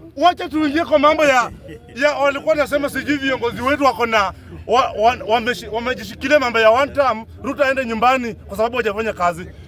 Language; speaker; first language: Swahili; native; Swahili